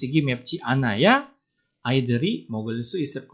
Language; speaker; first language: Korean; non-native, fluent; Indonesian